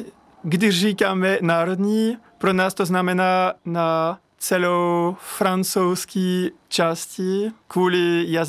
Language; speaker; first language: Czech; non-native, learner; French